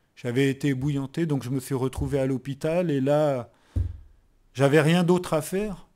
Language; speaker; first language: French; native; French